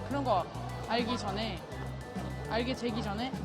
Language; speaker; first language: Korean; non-native, fluent; English